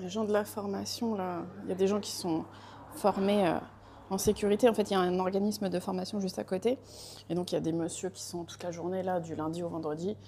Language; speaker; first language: French; native; French